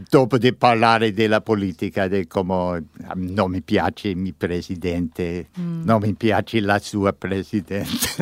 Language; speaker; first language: Italian; non-native, learner; English